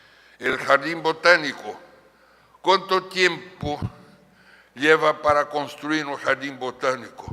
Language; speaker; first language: Spanish; non-native, fluent; Portuguese